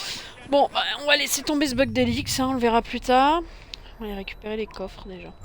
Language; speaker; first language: French; native; French